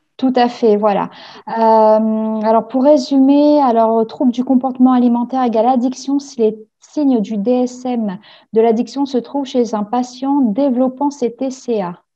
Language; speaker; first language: French; native; French